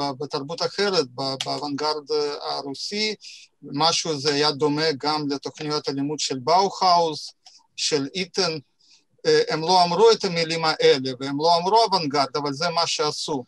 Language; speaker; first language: Hebrew; non-native, fluent; Russian